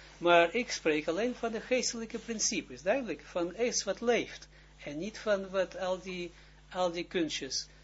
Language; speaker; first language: Dutch; non-native, fluent; Hebrew